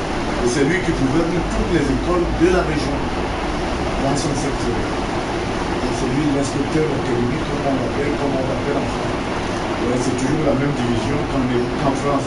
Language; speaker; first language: French; non-native, local second language; Wolof